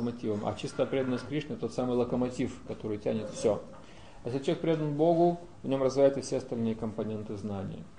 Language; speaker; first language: Russian; native; Russian